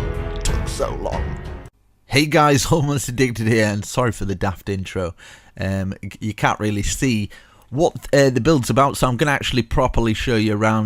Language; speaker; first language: English; native; English